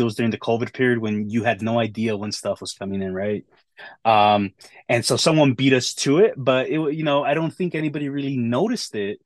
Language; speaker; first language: English; native; English